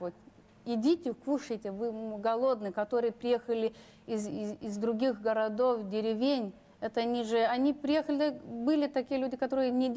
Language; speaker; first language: Russian; non-native, local second language; Lithuanian